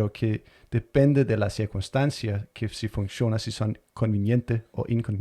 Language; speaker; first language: Spanish; non-native, fluent; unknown